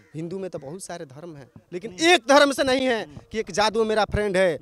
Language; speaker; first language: Hindi; native; Hindi